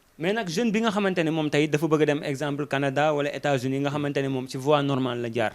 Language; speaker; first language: Wolof; native; Wolof